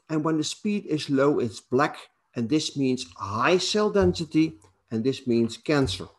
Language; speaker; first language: English; non-native, fluent; Dutch